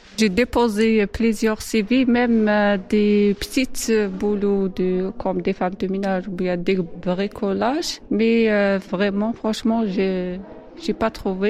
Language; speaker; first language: French; non-native, local second language; Arabic